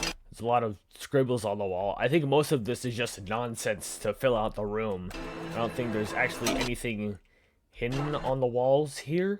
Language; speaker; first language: English; native; English